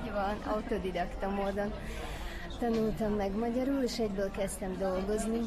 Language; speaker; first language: Hungarian; non-native, fluent; Uyghur